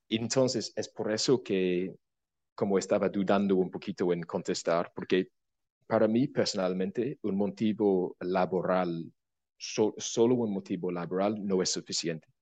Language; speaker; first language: Spanish; non-native, fluent; English